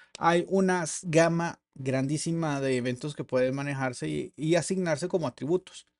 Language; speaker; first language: Spanish; native; Spanish